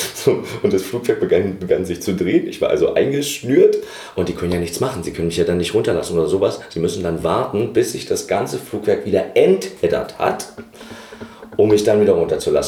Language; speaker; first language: German; native; German